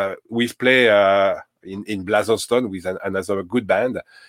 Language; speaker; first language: English; non-native, learner; French